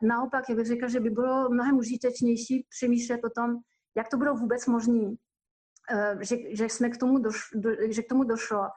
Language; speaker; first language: Czech; non-native, fluent; French